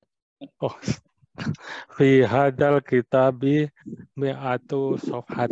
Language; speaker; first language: Arabic; non-native, learner; Indonesian